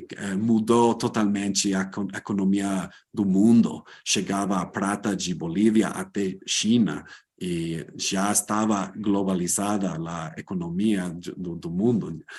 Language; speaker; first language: Portuguese; non-native, fluent; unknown